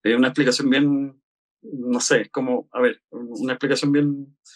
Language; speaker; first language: Spanish; native; Spanish